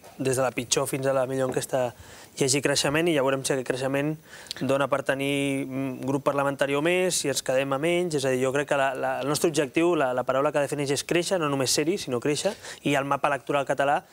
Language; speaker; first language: Catalan; native; Catalan